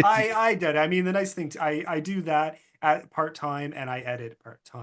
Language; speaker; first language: English; native; English